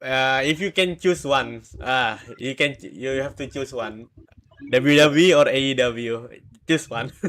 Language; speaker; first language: English; non-native, learner; Indonesian